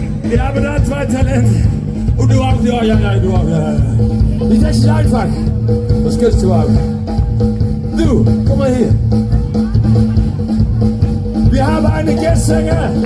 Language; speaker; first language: German; non-native, learner; Dutch